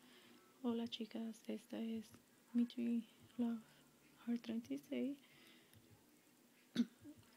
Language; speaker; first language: Spanish; early bilingual, heritage; Spanish